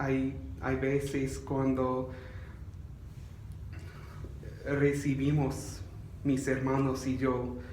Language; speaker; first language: Spanish; non-native, learner; English